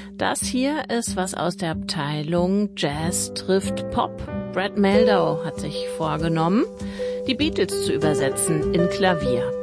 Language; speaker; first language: German; native; German